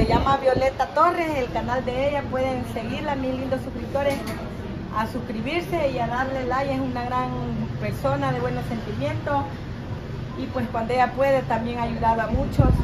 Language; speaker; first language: Spanish; native; Spanish